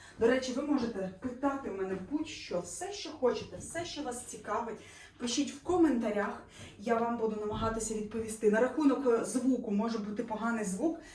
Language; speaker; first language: Ukrainian; non-native, local second language; Russian